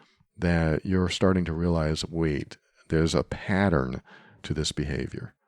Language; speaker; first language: English; native; English